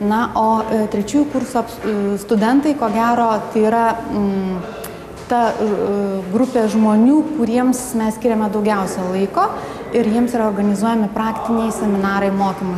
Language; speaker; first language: Lithuanian; native; Lithuanian